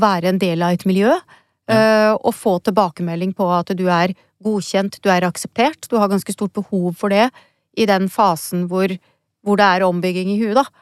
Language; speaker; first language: Norwegian; native; Norwegian